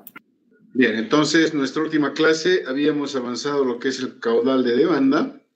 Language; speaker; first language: Spanish; native; Spanish